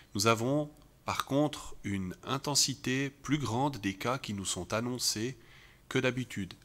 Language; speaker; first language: French; native; French